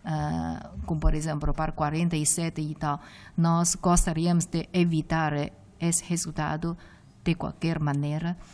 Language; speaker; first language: Portuguese; non-native, fluent; Chinese